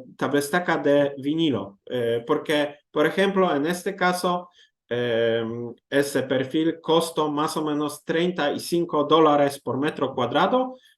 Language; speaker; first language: Spanish; non-native, learner; Polish